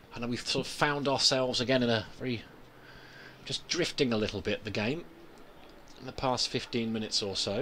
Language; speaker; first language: English; native; English